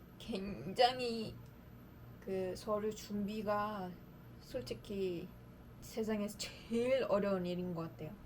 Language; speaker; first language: Korean; non-native, fluent; Uzbek